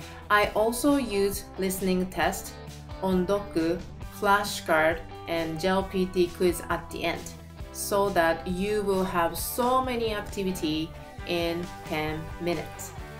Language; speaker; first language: English; non-native, fluent; Japanese